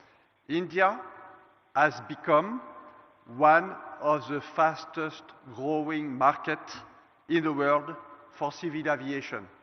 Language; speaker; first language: English; non-native, fluent; French